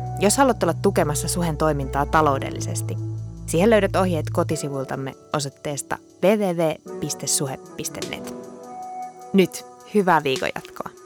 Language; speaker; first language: Finnish; native; Finnish